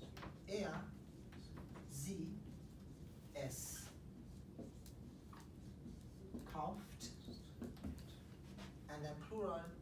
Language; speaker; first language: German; non-native, fluent; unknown